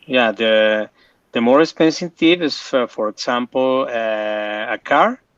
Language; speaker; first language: English; non-native, learner; Spanish